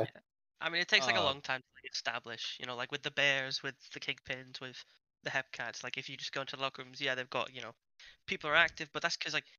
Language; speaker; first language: English; non-native, fluent; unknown